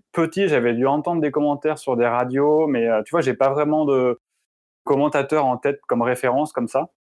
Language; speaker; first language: French; native; French